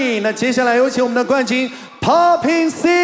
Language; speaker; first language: Chinese; native; Chinese